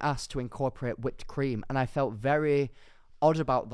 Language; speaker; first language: English; native; English